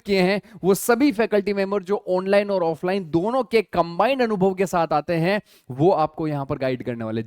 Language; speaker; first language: Hindi; native; Hindi